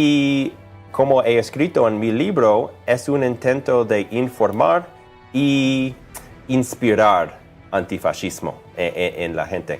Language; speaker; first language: Spanish; non-native, fluent; English